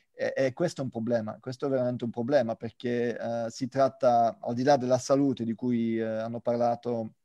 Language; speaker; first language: Italian; non-native, fluent; French